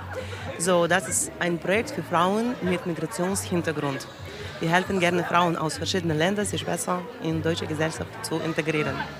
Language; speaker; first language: German; non-native, learner; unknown